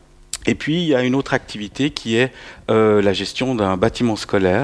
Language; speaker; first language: French; native; French